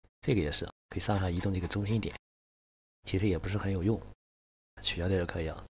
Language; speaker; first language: Chinese; native; Chinese